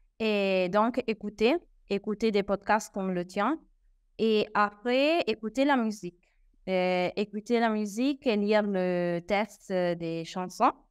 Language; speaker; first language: French; non-native, fluent; Italian